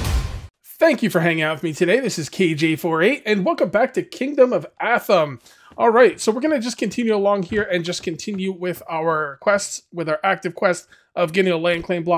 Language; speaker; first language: English; native; English